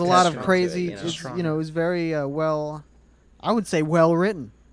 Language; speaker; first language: English; native; English